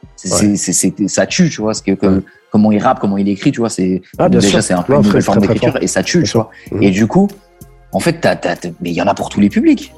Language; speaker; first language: French; early bilingual, other home language; Italian